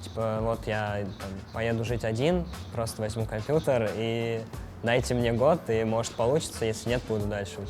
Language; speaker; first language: Russian; native; Russian